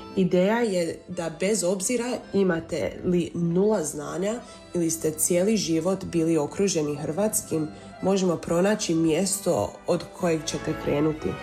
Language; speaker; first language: Croatian; early bilingual, heritage; Croatian